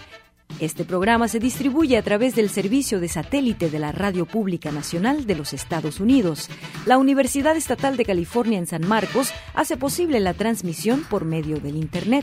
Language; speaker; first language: Spanish; native; Spanish